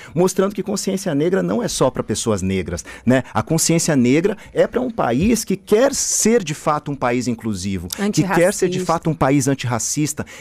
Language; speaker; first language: Portuguese; native; Portuguese